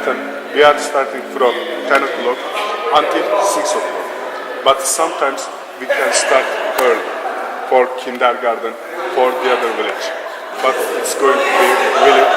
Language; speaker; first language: English; non-native, learner; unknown